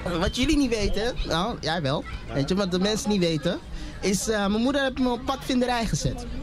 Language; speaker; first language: Dutch; native; Dutch